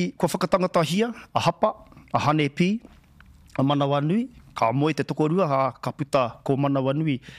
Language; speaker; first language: Māori; non-native, local second language; English